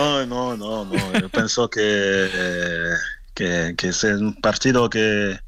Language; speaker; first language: Spanish; non-native, fluent; French